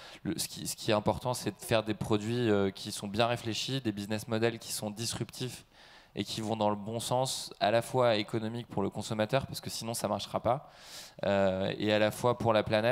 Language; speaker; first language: French; native; French